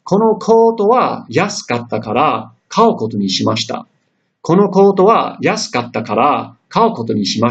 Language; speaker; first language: Japanese; non-native, fluent; English